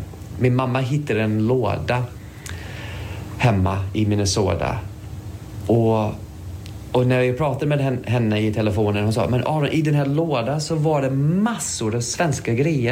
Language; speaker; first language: Swedish; non-native, fluent; English